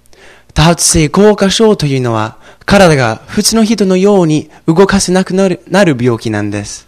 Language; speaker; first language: Japanese; non-native, fluent; English